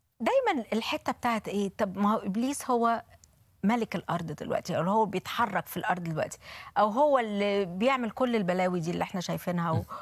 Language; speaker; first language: Arabic; native; Arabic